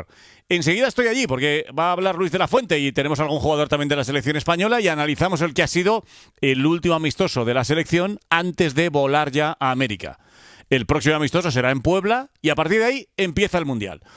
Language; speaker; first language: Spanish; native; Spanish